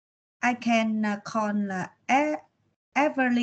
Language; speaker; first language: English; non-native, learner; Vietnamese